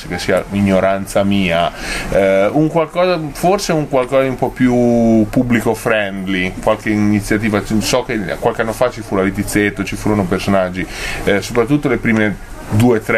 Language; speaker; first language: Italian; native; Italian